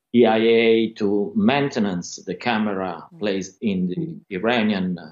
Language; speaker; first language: English; non-native, fluent; Italian